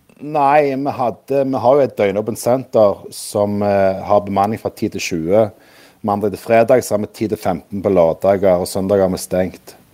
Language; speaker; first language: Norwegian; native; Norwegian